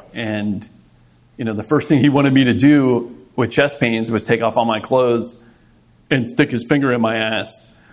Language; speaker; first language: English; native; English